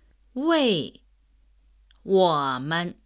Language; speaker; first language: Chinese; non-native, learner; Vietnamese